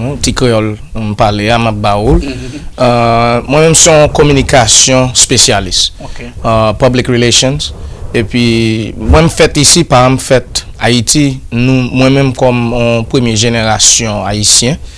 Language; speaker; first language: Haitian Creole; early bilingual, heritage; English